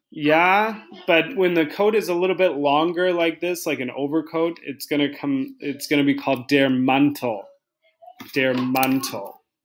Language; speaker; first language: English; native; English